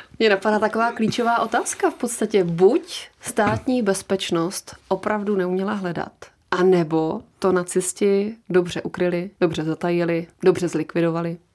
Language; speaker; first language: Czech; native; Czech